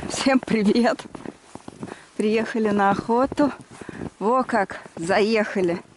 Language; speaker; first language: Russian; native; Russian